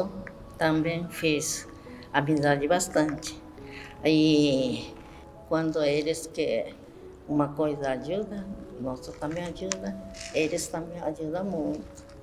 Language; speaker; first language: Portuguese; non-native, learner; Japanese